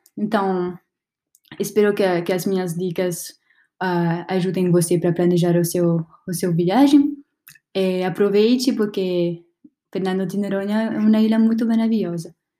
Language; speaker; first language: Portuguese; non-native, learner; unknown